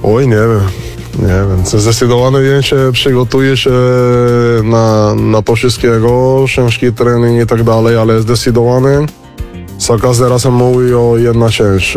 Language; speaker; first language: Polish; non-native, learner; Spanish